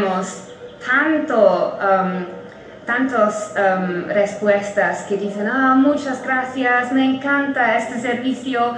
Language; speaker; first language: Spanish; non-native, fluent; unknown